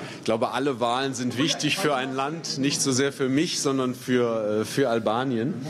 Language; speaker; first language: German; native; German